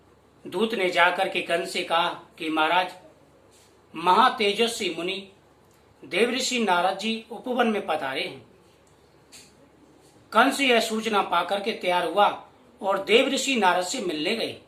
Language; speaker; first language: Hindi; native; Hindi